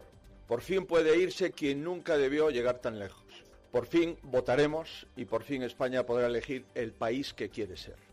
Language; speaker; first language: Spanish; native; Spanish